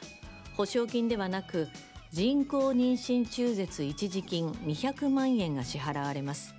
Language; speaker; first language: Japanese; native; Japanese